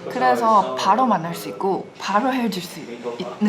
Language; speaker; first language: Korean; non-native, fluent; Chinese